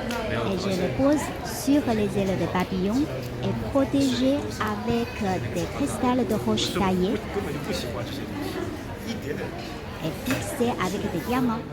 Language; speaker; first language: French; non-native, fluent; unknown